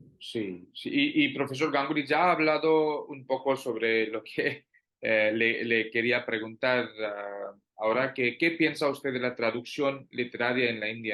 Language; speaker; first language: Spanish; non-native, fluent; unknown